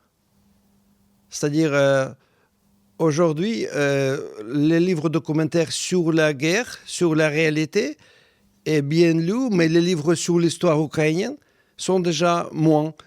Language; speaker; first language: French; non-native, fluent; Russian